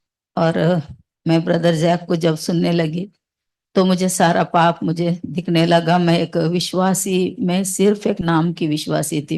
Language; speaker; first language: Hindi; non-native, local second language; Malayalam